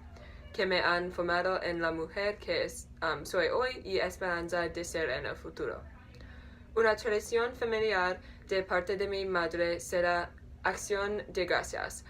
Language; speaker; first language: Spanish; non-native, learner; English